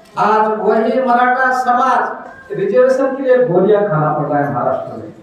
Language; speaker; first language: Hindi; non-native, local second language; Marathi